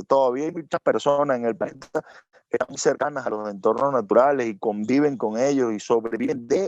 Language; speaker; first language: Spanish; native; Spanish